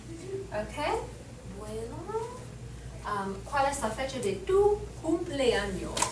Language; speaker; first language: Spanish; non-native, learner; English